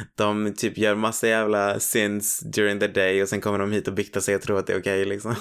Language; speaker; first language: Swedish; early bilingual, other home language; Spanish